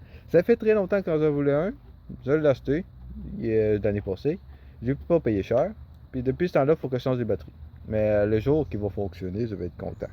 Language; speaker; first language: French; native; French